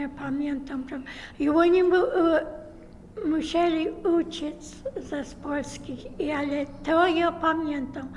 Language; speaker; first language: Polish; early bilingual, heritage; Polish